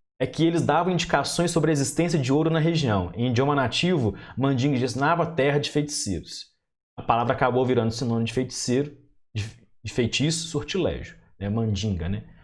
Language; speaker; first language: Portuguese; native; Portuguese